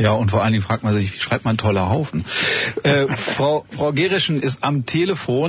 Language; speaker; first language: German; native; German